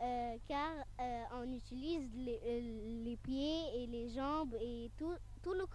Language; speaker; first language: French; non-native, fluent; Arabic